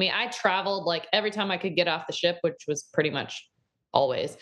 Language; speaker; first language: English; native; English